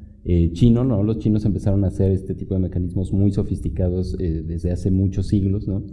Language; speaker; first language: Spanish; native; Spanish